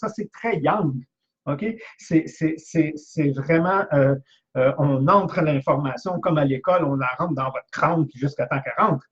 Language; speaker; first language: French; native; French